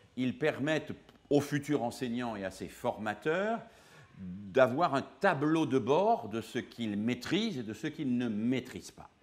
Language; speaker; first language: French; native; French